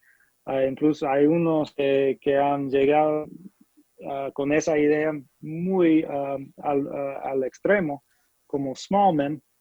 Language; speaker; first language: Spanish; non-native, fluent; English